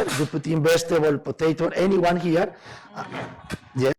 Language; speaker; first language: English; non-native, learner; Spanish